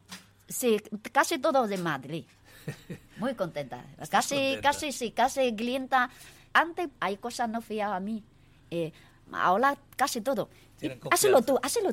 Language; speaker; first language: Spanish; non-native, learner; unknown